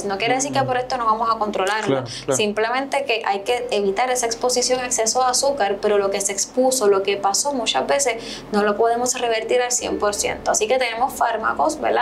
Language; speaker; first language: Spanish; native; Spanish